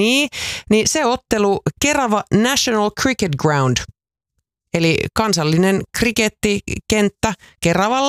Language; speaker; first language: Finnish; native; Finnish